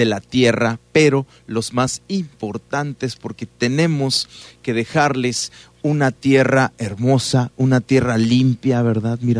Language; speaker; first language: Spanish; native; Spanish